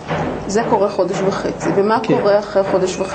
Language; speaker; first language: Hebrew; native; Hebrew